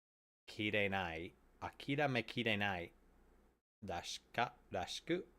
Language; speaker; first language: Japanese; non-native, learner; English